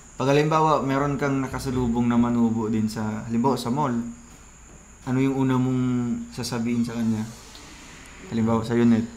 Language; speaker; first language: Filipino; non-native, local second language; Cebuano